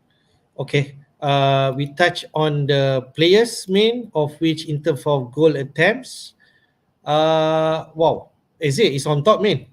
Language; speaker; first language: English; non-native, local second language; Malay